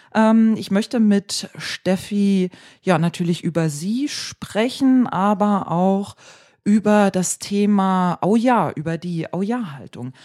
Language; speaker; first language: German; native; German